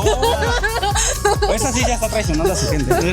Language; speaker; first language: Spanish; native; Spanish